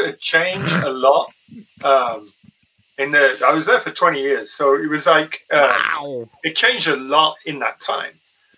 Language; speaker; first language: English; native; English